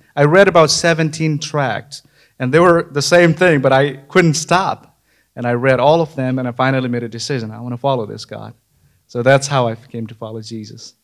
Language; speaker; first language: English; non-native, local second language; Nepali